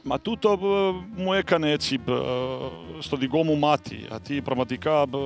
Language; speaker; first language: Greek; non-native, fluent; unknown